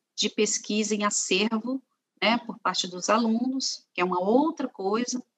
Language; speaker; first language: Portuguese; native; Portuguese